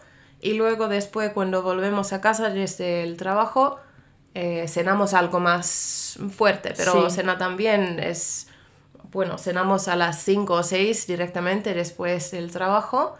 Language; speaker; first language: Spanish; non-native, fluent; Finnish